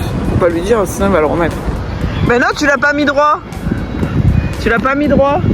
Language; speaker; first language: French; native; French